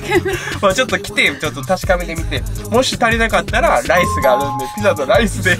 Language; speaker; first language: Japanese; native; Japanese